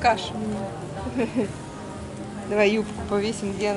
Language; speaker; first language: Russian; native; Russian